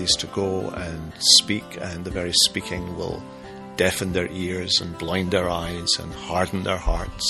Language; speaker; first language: English; native; English